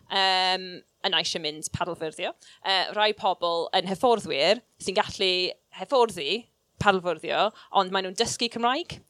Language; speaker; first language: Welsh; non-native, local second language; English